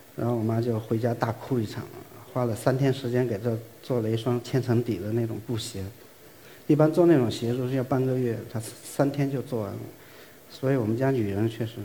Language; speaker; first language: Chinese; native; Chinese